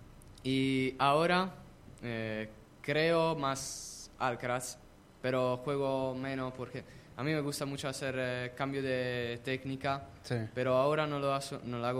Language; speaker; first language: Spanish; non-native, learner; Italian